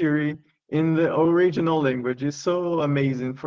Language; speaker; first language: English; non-native, learner; Portuguese